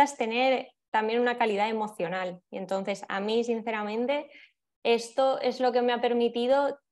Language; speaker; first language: Spanish; native; Spanish